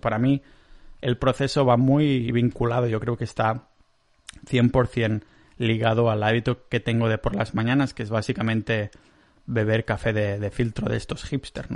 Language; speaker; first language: Spanish; non-native, local second language; Catalan